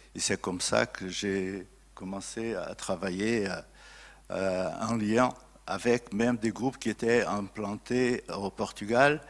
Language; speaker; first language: French; non-native, fluent; Portuguese